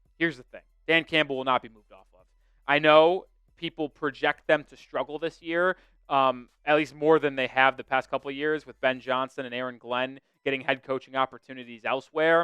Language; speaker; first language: English; native; English